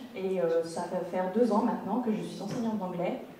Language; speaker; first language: French; early bilingual, other home language; English